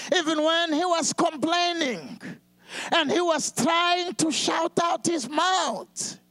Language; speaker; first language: English; non-native, fluent; Portuguese